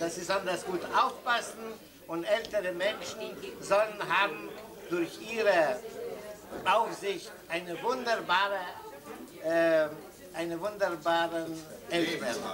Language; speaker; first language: German; non-native, fluent; Lithuanian